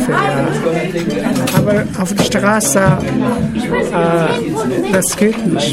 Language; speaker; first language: German; non-native, learner; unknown